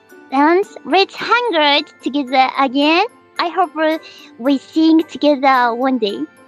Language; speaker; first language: English; non-native, learner; Japanese